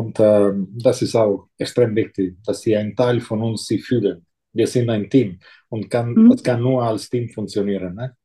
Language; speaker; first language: German; non-native, fluent; Italian